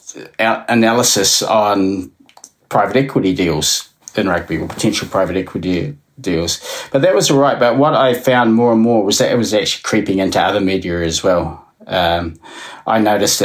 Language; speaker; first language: English; native; English